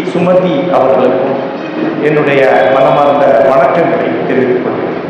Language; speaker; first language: Tamil; non-native, local second language; Malayalam